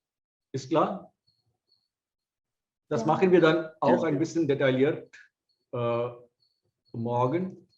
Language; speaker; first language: German; non-native, fluent; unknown